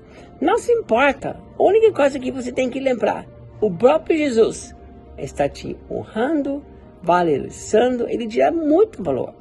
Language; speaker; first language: Portuguese; non-native, fluent; German